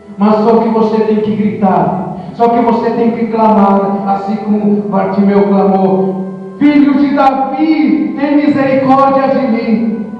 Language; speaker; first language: Portuguese; non-native, fluent; Spanish